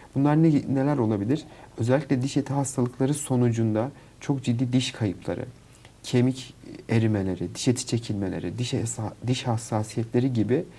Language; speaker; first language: Turkish; native; Turkish